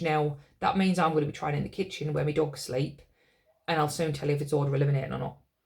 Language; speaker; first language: English; native; English